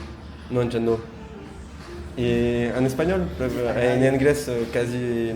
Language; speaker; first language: Spanish; non-native, learner; French